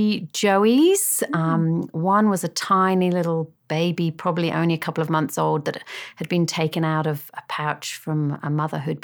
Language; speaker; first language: English; native; English